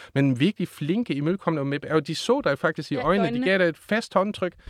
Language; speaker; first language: Danish; non-native, fluent; German